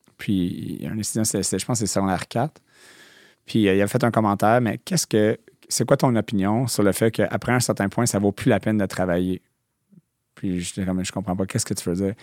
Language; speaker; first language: French; non-native, local second language; English